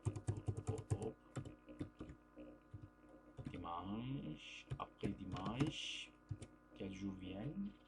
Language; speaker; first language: French; non-native, fluent; Turkish